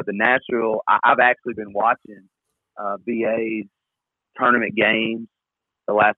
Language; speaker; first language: English; native; English